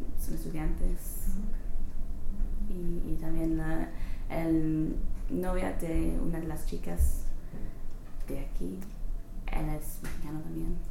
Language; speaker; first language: Spanish; non-native, learner; English